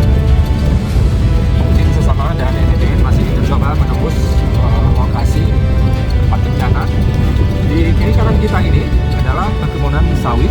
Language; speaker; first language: Indonesian; non-native, local second language; Achinese